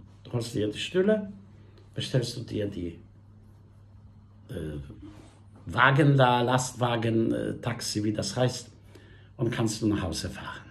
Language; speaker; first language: German; non-native, fluent; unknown